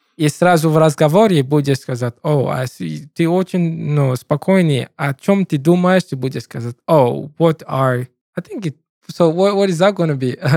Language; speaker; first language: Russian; non-native, learner; English